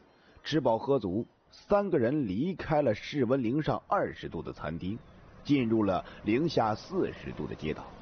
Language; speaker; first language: Chinese; native; Chinese